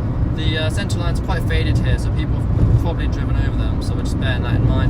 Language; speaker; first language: English; native; English